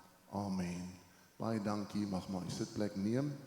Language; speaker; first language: Afrikaans; native; Afrikaans